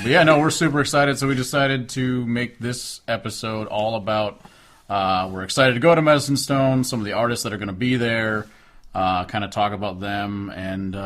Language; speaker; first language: English; native; English